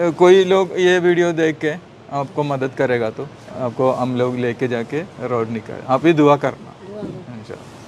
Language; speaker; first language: Hindi; non-native, local second language; Malayalam